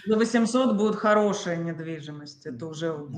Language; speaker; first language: Russian; native; Russian